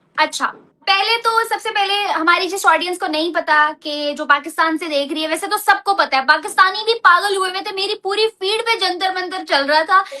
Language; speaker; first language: Urdu; native; Urdu